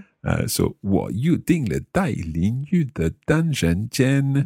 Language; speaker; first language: Chinese; non-native, learner; English